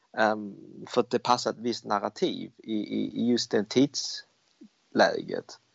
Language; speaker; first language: Swedish; early bilingual, other home language; Cantonese